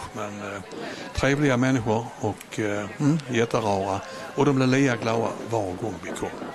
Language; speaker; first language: Swedish; native; Swedish